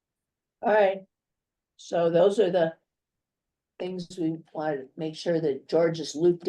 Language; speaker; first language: English; native; English